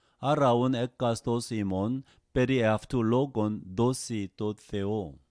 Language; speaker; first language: Greek; non-native, fluent; Korean